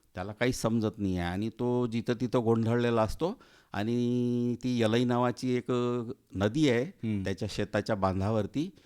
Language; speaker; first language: Marathi; native; Marathi